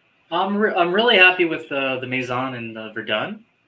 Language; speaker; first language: English; native; English